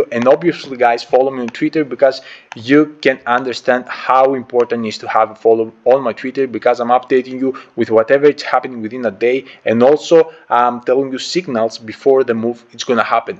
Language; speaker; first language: English; non-native, fluent; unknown